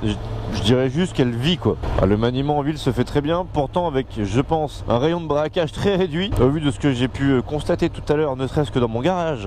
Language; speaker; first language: French; native; French